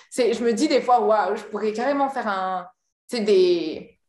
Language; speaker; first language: French; native; French